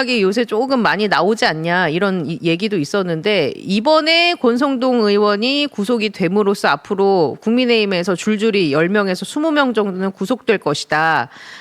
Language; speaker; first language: Korean; native; Korean